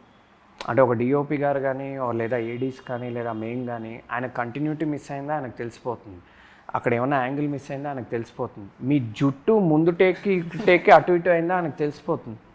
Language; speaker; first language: Telugu; native; Telugu